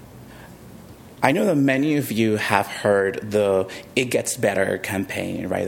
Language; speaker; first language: English; early bilingual, other home language; Spanish